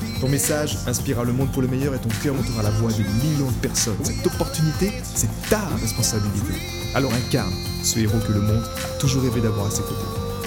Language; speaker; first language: French; native; French